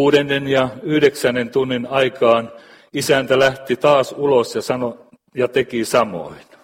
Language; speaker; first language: Finnish; native; Finnish